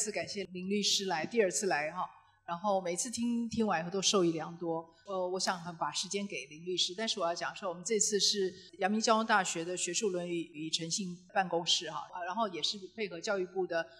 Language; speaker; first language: Chinese; native; Chinese